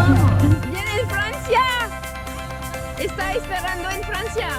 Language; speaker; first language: Spanish; non-native, learner; French